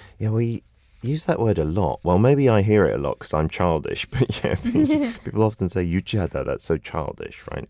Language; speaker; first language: English; native; English